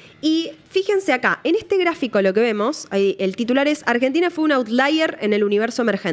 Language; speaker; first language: Spanish; native; Spanish